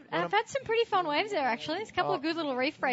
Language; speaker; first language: English; native; English